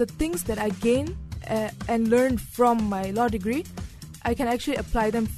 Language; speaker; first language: English; non-native, local second language; Tamil